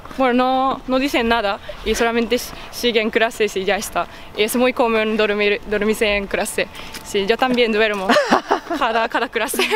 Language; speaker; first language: Spanish; non-native, learner; Japanese